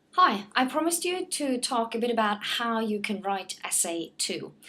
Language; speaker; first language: English; non-native, fluent; Norwegian